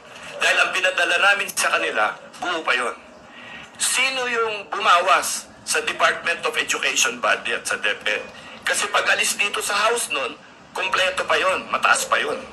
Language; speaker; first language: Filipino; native; Filipino